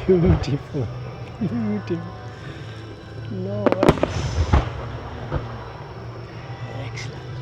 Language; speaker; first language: English; non-native, local second language; Urdu